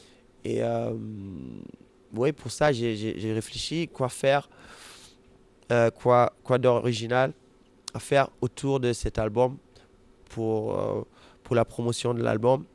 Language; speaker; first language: French; non-native, fluent; German